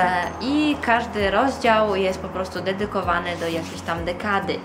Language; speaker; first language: Polish; early bilingual, heritage; Polish